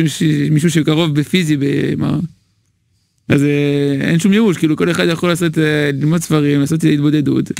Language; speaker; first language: Hebrew; non-native, fluent; French